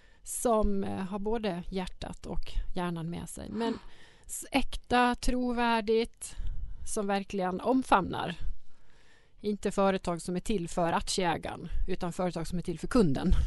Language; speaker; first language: Swedish; native; Swedish